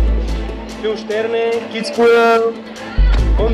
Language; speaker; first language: German; non-native, learner; English